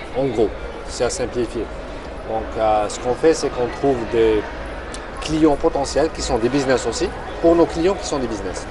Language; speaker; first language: French; non-native, local second language; Arabic